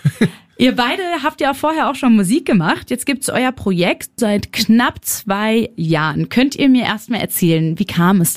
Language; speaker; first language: German; native; German